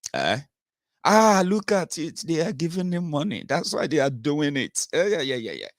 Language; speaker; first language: English; non-native, local second language; Yoruba